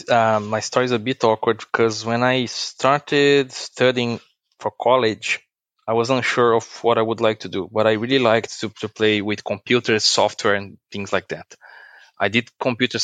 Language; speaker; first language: English; non-native, fluent; Portuguese